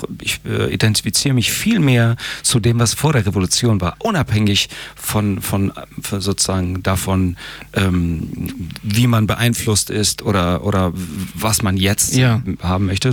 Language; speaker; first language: German; early bilingual, other home language; Persian